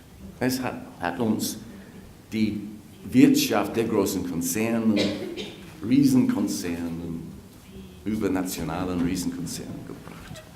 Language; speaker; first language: German; non-native, fluent; English